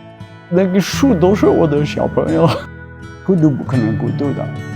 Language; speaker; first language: Chinese; non-native, fluent; French